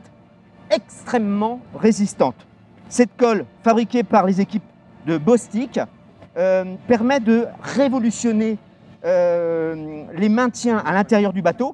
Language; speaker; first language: French; native; French